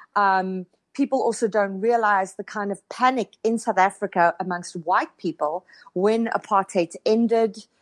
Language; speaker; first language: English; native; English